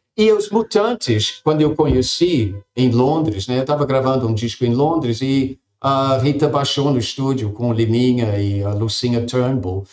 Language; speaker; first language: Portuguese; non-native, fluent; English